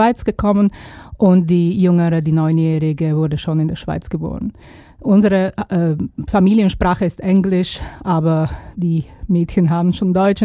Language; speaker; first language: German; non-native, fluent; Slovak